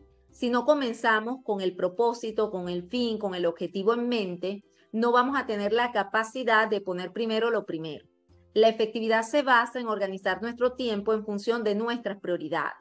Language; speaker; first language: Spanish; native; Spanish